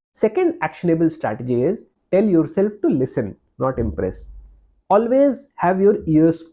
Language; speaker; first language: English; non-native, local second language; Hindi